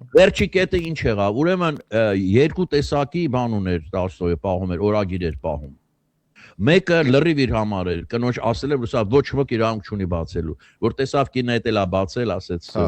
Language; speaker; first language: Armenian; native; Armenian